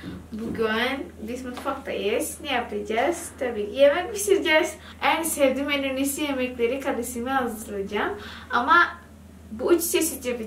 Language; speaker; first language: Turkish; non-native, learner; Indonesian